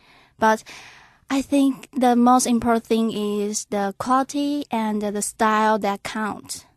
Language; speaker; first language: English; non-native, learner; Chinese